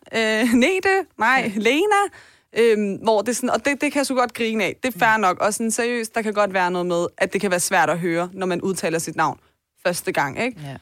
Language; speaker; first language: Danish; early bilingual, other home language; Persian